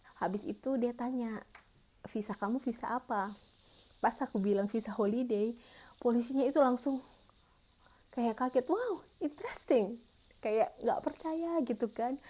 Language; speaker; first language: Indonesian; native; Indonesian